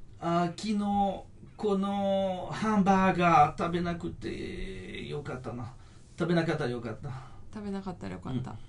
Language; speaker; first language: Japanese; non-native, fluent; French